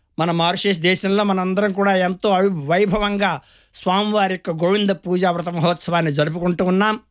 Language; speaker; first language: Telugu; early bilingual, heritage; Telugu